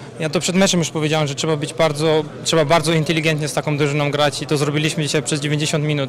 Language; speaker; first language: Polish; early bilingual, heritage; Polish